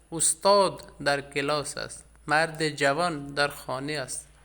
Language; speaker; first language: Persian; non-native, fluent; Urdu